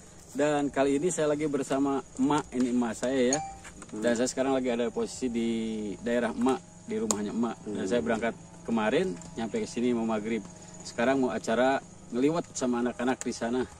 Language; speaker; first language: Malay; non-native, local second language; Sundanese